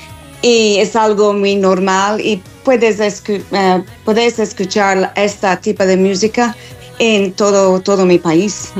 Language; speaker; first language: Spanish; non-native, fluent; English